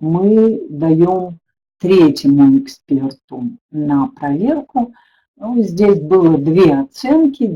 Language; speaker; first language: Russian; native; Russian